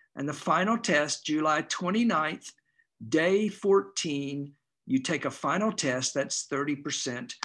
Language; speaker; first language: English; native; English